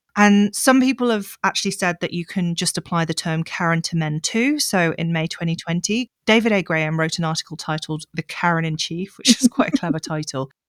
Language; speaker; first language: English; native; English